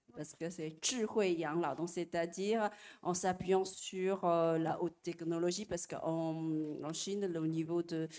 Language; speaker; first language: French; non-native, fluent; Chinese